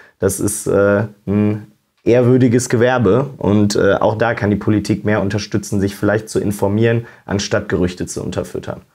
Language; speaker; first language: German; native; German